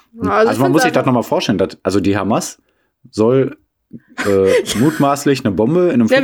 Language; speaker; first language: German; native; German